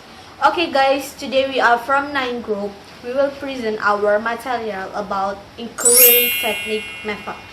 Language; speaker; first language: English; non-native, learner; Indonesian